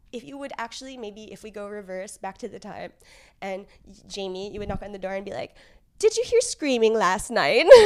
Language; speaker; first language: English; native; English